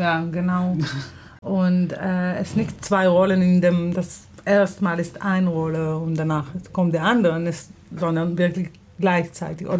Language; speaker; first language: German; non-native, fluent; Hebrew